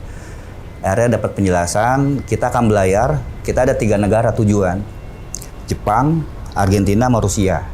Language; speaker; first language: Indonesian; native; Indonesian